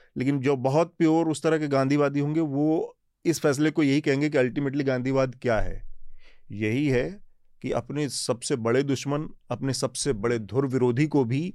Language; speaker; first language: Hindi; native; Hindi